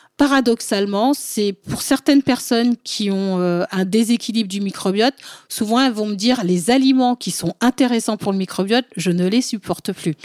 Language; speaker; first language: French; early bilingual, other home language; Bambara